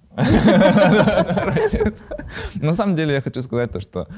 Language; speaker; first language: Russian; native; Russian